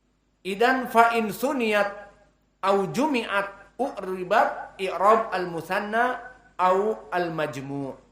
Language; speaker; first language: Arabic; non-native, fluent; Indonesian